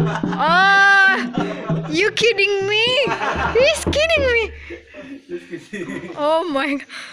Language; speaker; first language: English; non-native, learner; Indonesian